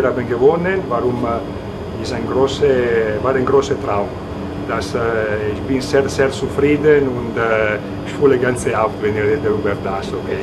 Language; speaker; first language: German; non-native, learner; Italian